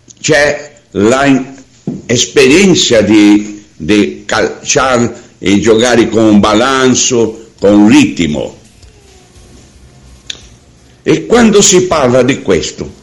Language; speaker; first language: Italian; non-native, learner; Portuguese